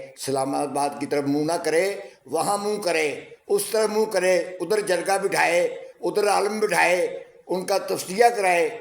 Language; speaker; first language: Urdu; non-native, local second language; Punjabi